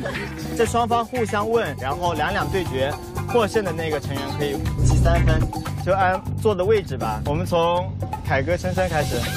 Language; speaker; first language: Chinese; native; Chinese